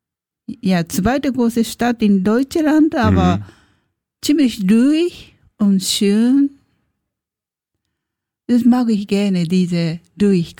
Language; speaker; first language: German; non-native, learner; Japanese